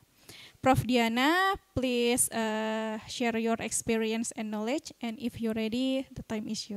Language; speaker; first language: English; non-native, fluent; Indonesian